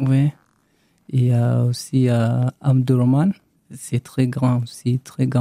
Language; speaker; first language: French; non-native, learner; Arabic